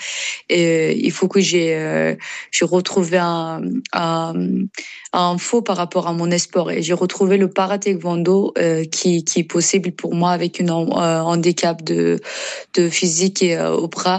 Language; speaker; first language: French; non-native, learner; Persian